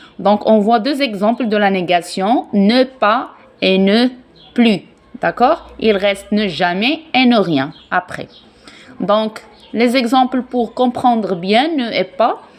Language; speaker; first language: French; non-native, local second language; Arabic